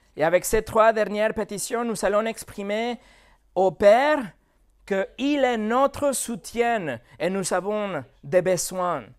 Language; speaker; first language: French; non-native, fluent; Spanish